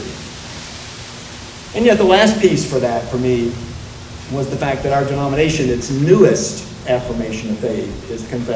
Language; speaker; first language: English; native; English